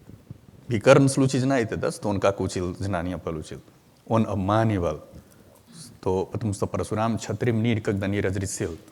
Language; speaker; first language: Russian; non-native, learner; Hindi